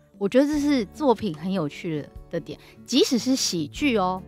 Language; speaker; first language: Chinese; native; Chinese